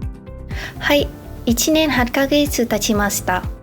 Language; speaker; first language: Japanese; non-native, learner; Vietnamese